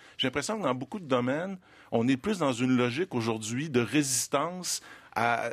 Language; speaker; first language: French; native; French